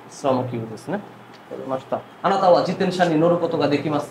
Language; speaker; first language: Japanese; non-native, fluent; Bangla